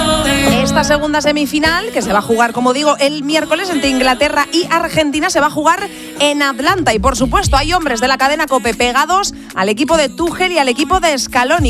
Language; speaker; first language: Spanish; native; Spanish